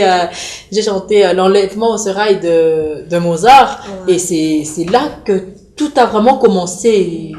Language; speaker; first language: French; non-native, local second language; Lingala